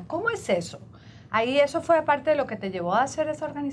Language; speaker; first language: Spanish; native; Spanish